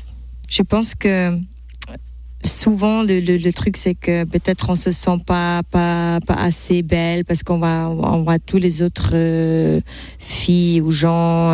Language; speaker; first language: French; non-native, local second language; German